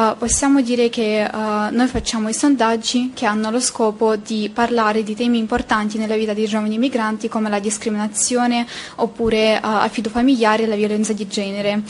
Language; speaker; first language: Italian; non-native, fluent; Ukrainian